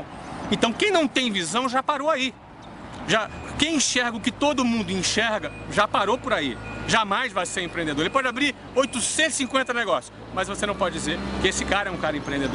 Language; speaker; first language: Portuguese; native; Portuguese